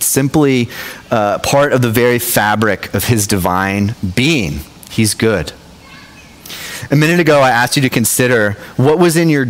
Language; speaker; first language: English; native; English